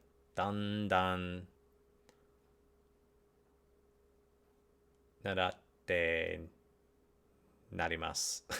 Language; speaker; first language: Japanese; non-native, learner; English